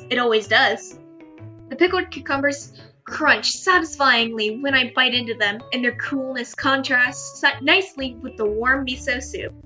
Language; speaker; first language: English; native; English